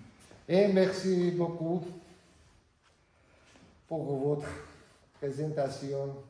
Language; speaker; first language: French; non-native, learner; Georgian